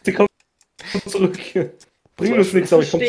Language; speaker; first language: German; native; German